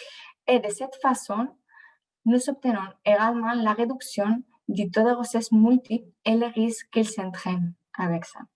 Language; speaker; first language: French; non-native, fluent; Spanish